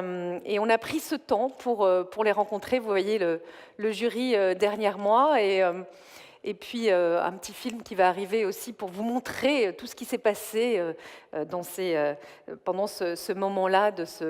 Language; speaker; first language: French; native; French